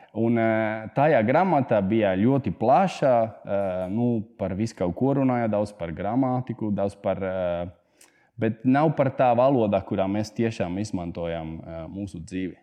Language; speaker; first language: Latvian; non-native, fluent; Spanish